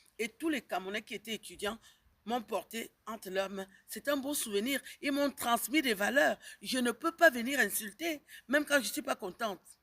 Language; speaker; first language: French; native; French